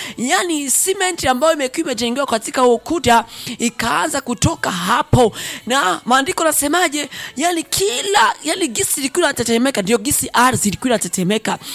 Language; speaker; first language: Swahili; non-native, local second language; Rundi